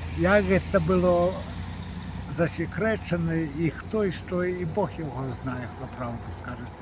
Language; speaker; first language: Belarusian; native; Belarusian